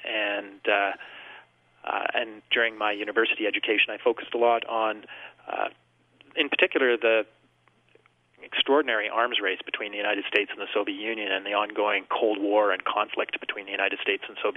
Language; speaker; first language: English; native; English